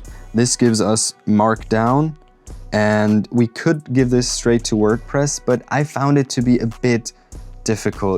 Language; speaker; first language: English; non-native, fluent; German